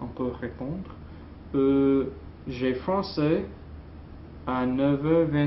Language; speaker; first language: French; non-native, fluent; English